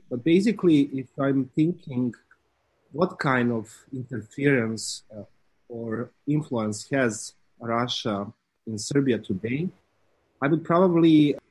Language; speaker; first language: English; non-native, fluent; Serbian